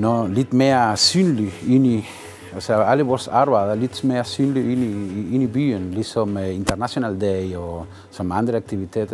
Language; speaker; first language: Danish; non-native, fluent; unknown